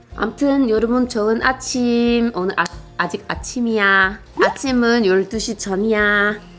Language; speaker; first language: Korean; non-native, fluent; English